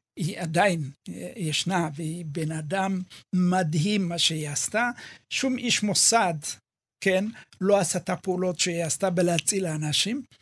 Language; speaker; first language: Hebrew; early bilingual, other home language; Amharic